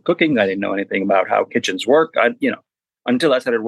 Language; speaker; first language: English; non-native, local second language; Gujarati